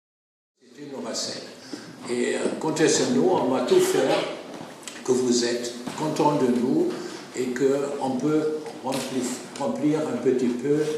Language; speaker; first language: French; non-native, fluent; German